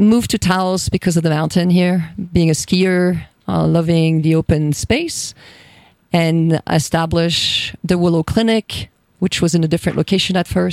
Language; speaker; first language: English; non-native, fluent; French